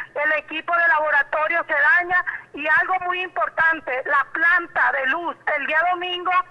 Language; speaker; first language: Spanish; native; Spanish